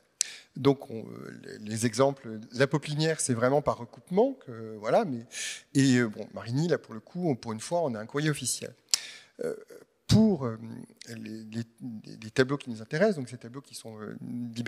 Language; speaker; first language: French; native; French